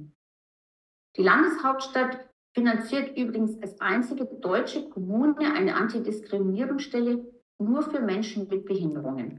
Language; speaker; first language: German; native; German